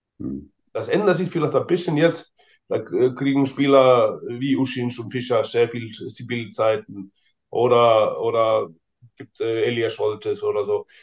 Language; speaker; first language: German; non-native, fluent; Icelandic